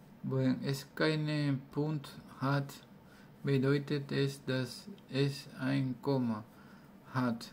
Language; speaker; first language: German; non-native, learner; Spanish